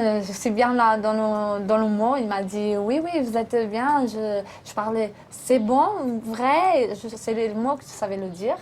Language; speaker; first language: French; non-native, learner; Portuguese